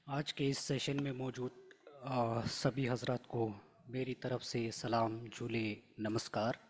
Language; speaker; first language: Hindi; non-native, local second language; Shina